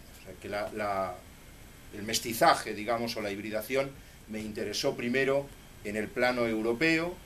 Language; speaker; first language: Spanish; native; Spanish